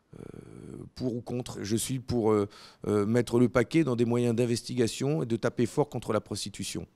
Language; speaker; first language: French; native; French